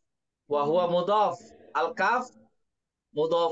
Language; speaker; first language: Arabic; non-native, fluent; Indonesian